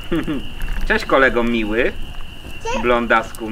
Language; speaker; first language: Polish; native; Polish